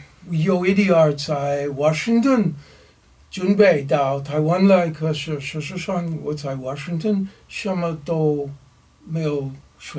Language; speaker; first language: Chinese; non-native, learner; English